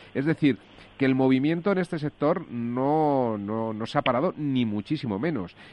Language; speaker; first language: Spanish; native; Spanish